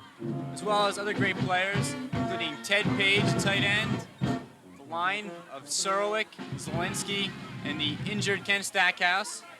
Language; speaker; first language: English; native; English